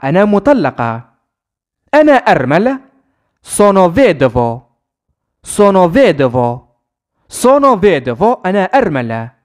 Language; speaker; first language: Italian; non-native, fluent; Arabic